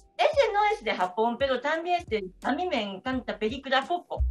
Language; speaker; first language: Spanish; non-native, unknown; Japanese